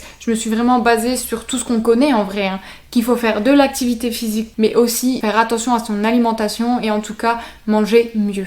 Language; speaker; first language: French; native; French